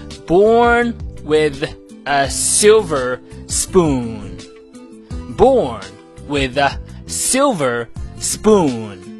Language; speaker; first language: English; non-native, fluent; Chinese